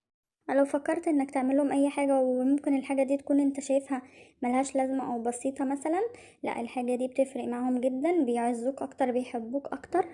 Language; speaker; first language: Arabic; native; Arabic